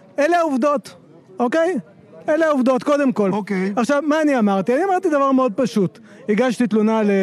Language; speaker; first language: Hebrew; native; Hebrew